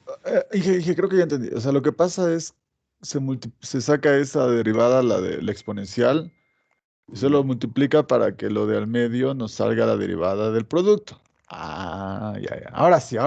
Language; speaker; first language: Spanish; native; Spanish